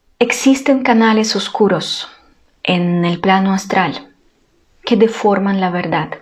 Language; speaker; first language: Spanish; non-native, fluent; Ukrainian